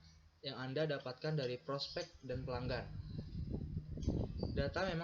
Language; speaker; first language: Indonesian; native; Indonesian